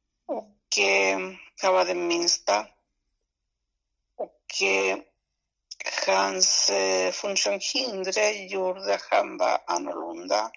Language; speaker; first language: Swedish; non-native, fluent; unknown